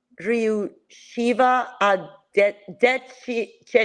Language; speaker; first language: Italian; non-native, learner; English